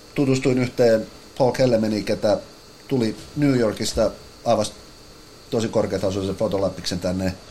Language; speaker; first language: English; non-native, fluent; Finnish